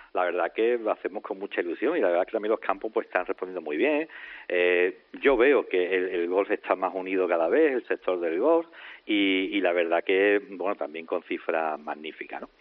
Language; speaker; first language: Spanish; native; Spanish